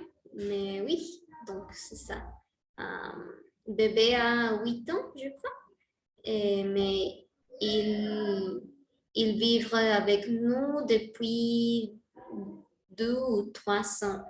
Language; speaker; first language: French; non-native, learner; Spanish